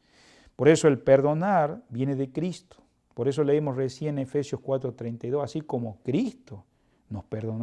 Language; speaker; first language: Spanish; native; Spanish